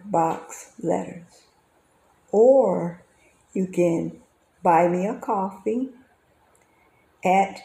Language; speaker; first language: English; native; English